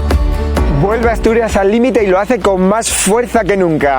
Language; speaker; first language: Spanish; native; Spanish